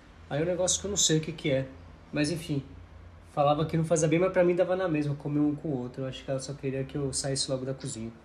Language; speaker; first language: Portuguese; native; Portuguese